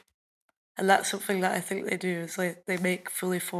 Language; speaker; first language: English; native; English